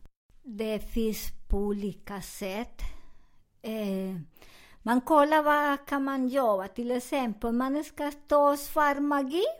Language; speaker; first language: Swedish; non-native, learner; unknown